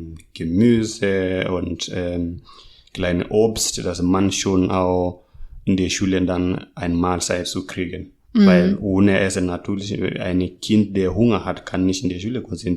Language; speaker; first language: German; non-native, learner; Masai